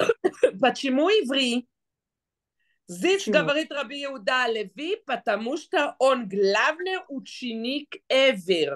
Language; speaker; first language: Russian; non-native, fluent; Hebrew